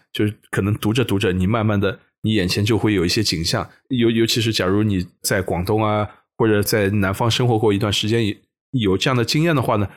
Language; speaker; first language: Chinese; native; Chinese